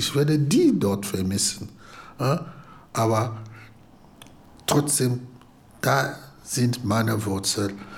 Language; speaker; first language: German; non-native, fluent; Lingala